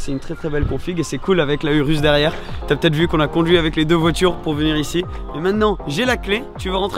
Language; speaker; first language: French; native; French